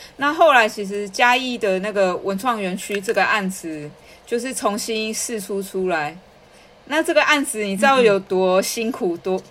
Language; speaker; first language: Chinese; native; Chinese